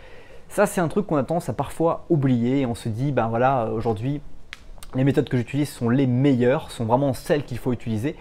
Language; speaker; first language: French; native; French